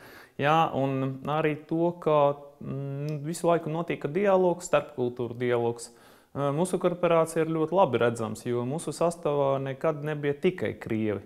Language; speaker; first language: Latvian; non-native, local second language; Russian